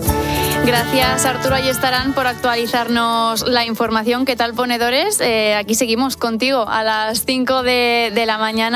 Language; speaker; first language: Spanish; native; Spanish